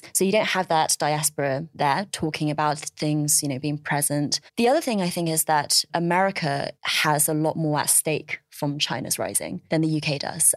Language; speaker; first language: English; early bilingual, other home language; Chinese